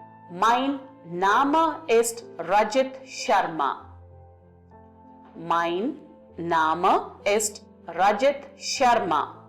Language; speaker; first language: German; non-native, fluent; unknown